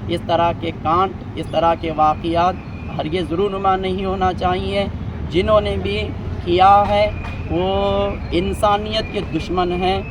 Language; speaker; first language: Urdu; native; Urdu